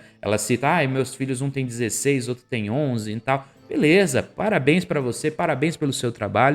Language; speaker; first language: Portuguese; native; Portuguese